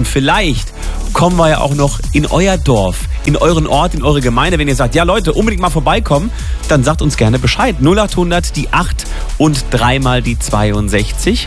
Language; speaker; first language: German; native; German